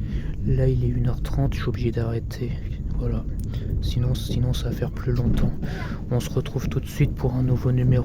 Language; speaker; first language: French; native; French